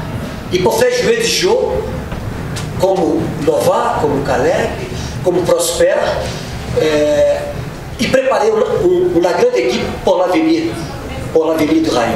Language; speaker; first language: French; non-native, fluent; Portuguese